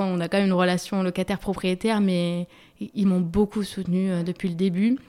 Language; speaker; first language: French; native; French